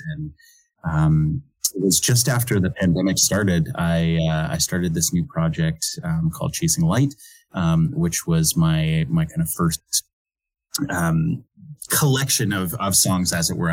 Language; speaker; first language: English; native; English